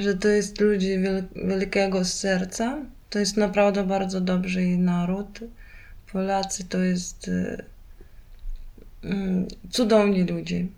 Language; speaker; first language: Polish; non-native, learner; Ukrainian